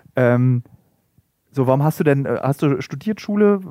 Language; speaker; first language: German; native; German